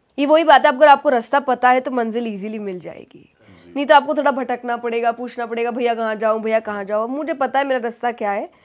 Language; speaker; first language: Hindi; native; Hindi